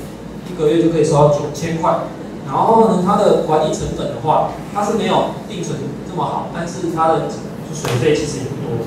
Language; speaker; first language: Chinese; native; Chinese